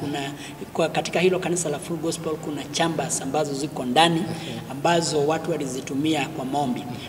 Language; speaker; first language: Swahili; non-native, local second language; Kikuyu